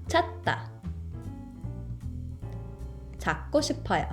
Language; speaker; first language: Korean; non-native, fluent; English